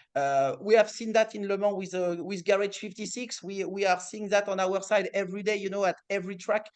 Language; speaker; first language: English; non-native, fluent; French